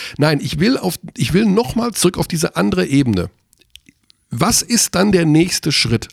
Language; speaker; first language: German; native; German